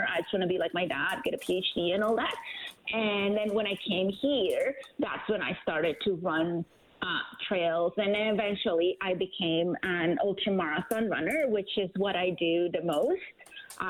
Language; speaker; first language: English; non-native, fluent; German